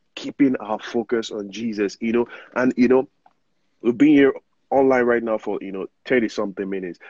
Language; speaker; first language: English; non-native, local second language; Yoruba